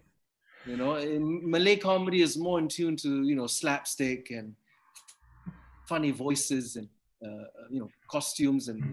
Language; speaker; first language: English; native; English